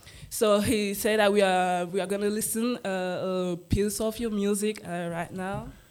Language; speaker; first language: English; non-native, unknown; French